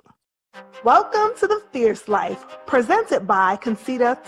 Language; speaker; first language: English; native; English